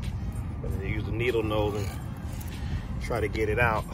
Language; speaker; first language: English; native; English